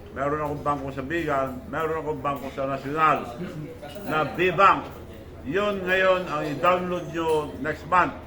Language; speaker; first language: Filipino; non-native, local second language; Iloko